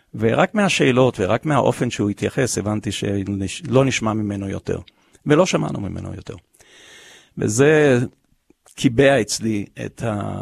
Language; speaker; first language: Hebrew; early bilingual, other home language; English